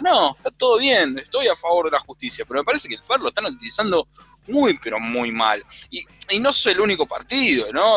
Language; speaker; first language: Spanish; native; Spanish